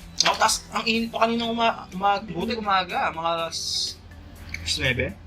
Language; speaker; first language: Filipino; native; Filipino